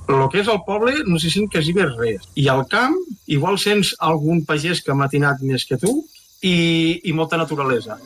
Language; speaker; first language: Catalan; native; Catalan